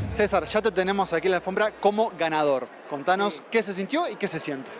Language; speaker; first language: Spanish; native; Spanish